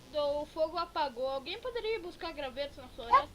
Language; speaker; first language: Portuguese; native; Portuguese